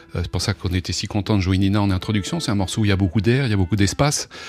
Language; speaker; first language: French; native; French